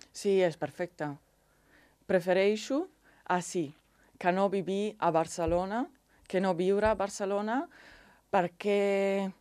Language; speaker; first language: Catalan; non-native, learner; Italian